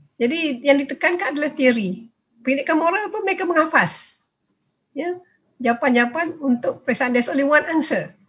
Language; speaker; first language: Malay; native; Malay